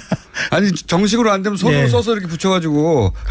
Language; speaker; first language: Korean; native; Korean